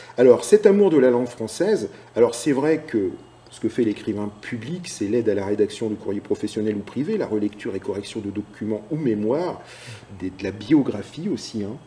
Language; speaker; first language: French; native; French